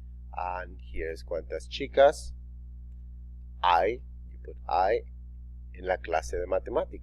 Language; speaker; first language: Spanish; non-native, fluent; English